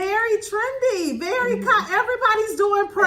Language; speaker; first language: English; native; English